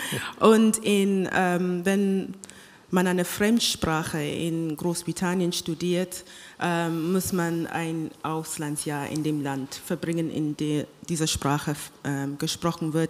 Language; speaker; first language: German; non-native, fluent; English